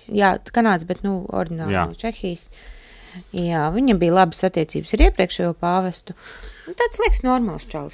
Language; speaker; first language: Latvian; native; Latvian